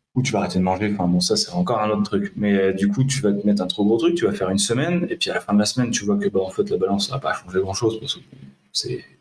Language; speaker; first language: French; native; French